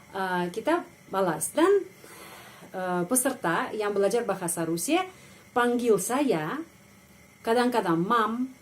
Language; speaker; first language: Indonesian; non-native, fluent; Russian